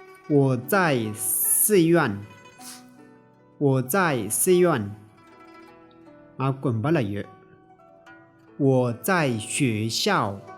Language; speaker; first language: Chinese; non-native, fluent; Tibetan